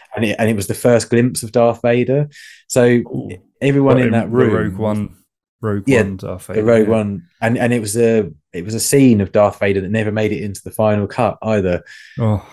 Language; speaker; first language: English; native; English